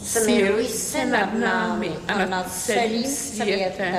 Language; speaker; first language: Czech; native; Czech